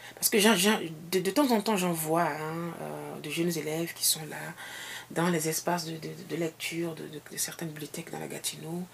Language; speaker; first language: French; non-native, local second language; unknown